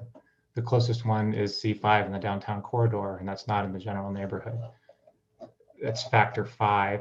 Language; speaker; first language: English; native; English